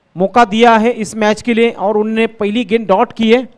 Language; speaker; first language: Hindi; non-native, local second language; Marathi